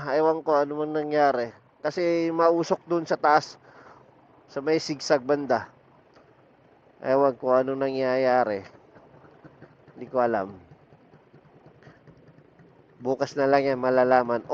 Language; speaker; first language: Filipino; native; Filipino